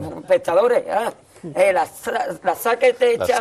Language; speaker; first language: Spanish; native; Spanish